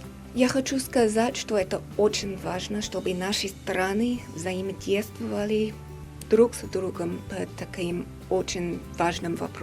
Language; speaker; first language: Russian; non-native, fluent; English